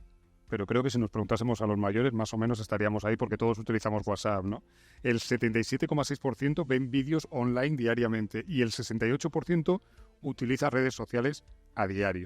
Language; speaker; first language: Spanish; native; Spanish